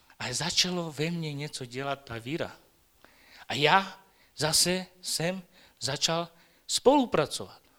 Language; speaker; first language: Czech; non-native, local second language; Romany